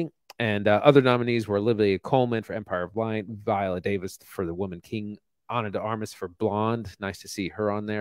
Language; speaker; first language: English; native; English